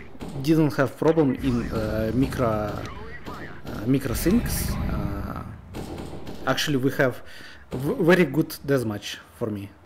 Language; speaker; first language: English; non-native, learner; Russian